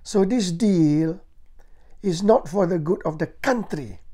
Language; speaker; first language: English; non-native, local second language; Malay